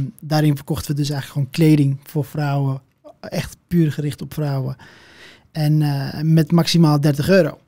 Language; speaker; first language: Dutch; early bilingual, other home language; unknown